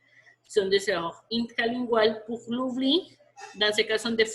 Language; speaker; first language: French; non-native, fluent; Spanish